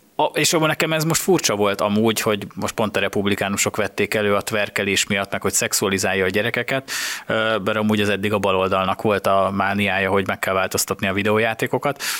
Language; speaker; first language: Hungarian; native; Hungarian